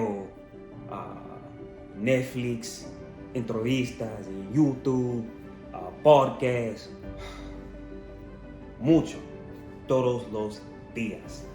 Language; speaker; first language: Spanish; non-native, learner; English